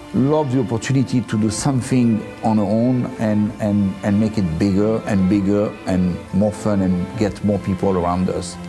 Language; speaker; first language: English; non-native, fluent; French